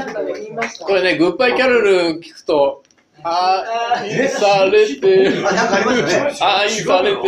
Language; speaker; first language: Japanese; native; Japanese